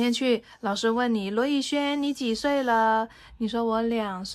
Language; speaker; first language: Chinese; native; Chinese